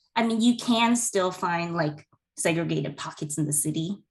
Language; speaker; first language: English; native; English